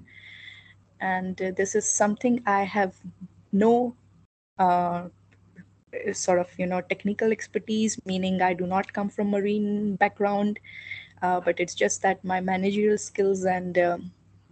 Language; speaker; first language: English; non-native, local second language; Hindi